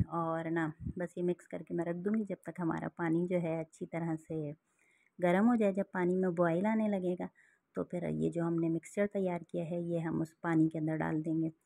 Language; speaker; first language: Urdu; native; Urdu